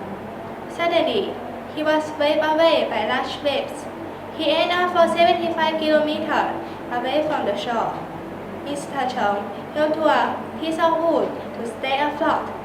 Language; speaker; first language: English; non-native, learner; Thai